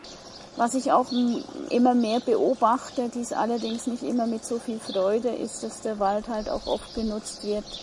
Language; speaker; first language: German; native; German